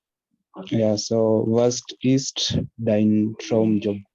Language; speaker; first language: German; non-native, learner; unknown